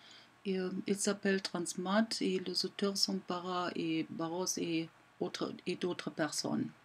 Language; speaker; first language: French; non-native, learner; German